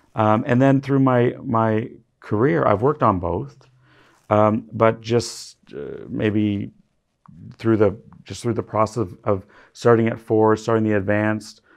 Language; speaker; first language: English; native; English